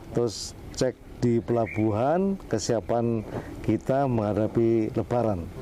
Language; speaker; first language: Indonesian; native; Indonesian